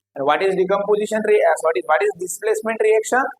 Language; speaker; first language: English; non-native, local second language; Marathi